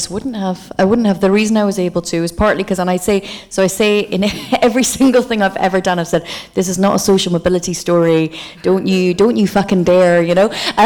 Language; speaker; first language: English; native; English